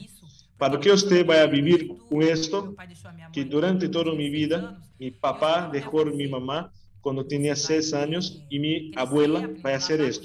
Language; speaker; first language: Spanish; non-native, learner; Portuguese